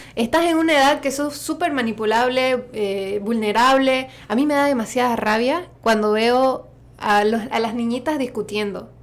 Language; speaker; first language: Spanish; native; Spanish